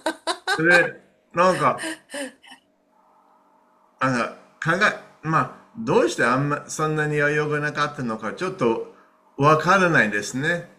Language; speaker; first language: Japanese; non-native, fluent; English